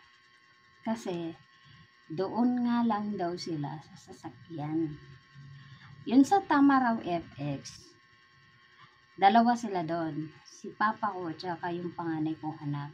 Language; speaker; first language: Filipino; non-native, local second language; Cebuano